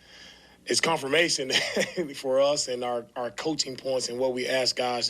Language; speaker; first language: English; native; English